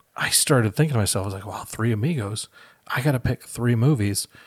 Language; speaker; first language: English; native; English